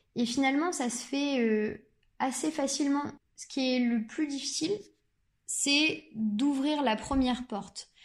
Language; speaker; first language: French; native; French